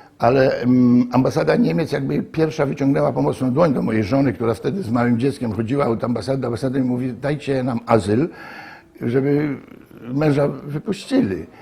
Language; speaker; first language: Polish; native; Polish